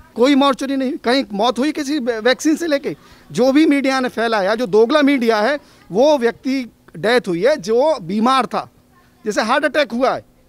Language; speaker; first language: Hindi; native; Hindi